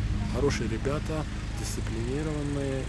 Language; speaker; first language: Russian; non-native, fluent; Georgian